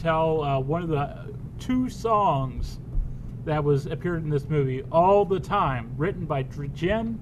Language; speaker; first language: English; native; English